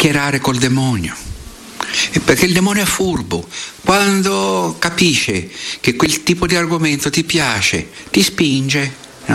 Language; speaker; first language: Italian; non-native, fluent; Portuguese